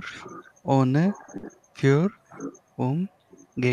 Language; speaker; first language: German; non-native, learner; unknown